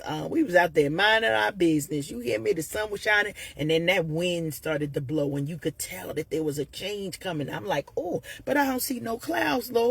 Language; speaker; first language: English; native; English